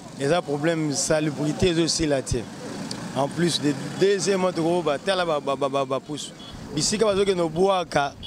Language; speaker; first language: Lingala; native; Lingala